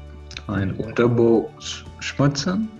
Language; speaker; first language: German; non-native, learner; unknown